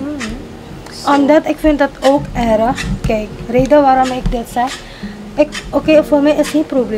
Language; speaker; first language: Dutch; non-native, local second language; Caribbean Hindustani